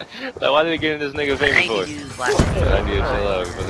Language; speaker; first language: English; native; English